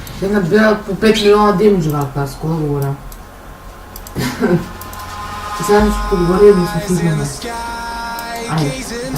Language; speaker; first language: Bulgarian; native; Bulgarian